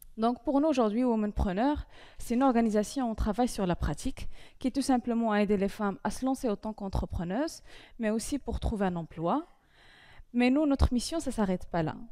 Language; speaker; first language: French; non-native, local second language; Arabic